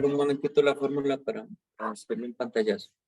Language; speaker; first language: Spanish; native; Spanish